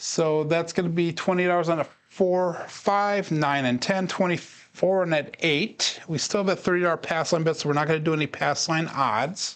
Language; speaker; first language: English; native; English